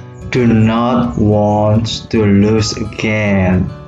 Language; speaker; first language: English; non-native, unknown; Indonesian